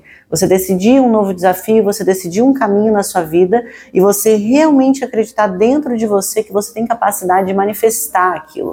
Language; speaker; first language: Portuguese; native; Portuguese